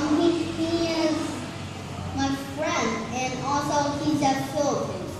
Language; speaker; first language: English; non-native, learner; Vietnamese